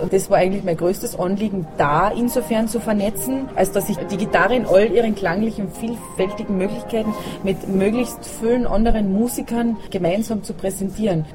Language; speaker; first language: German; native; German